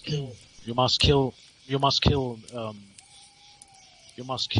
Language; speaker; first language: English; non-native, learner; German